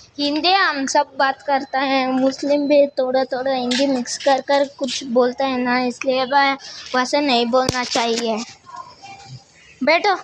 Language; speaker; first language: Hindi; non-native, local second language; Kannada